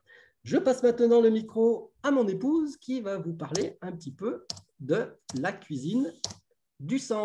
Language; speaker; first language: French; native; French